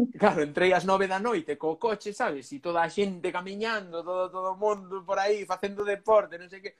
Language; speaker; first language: Galician; non-native, local second language; Spanish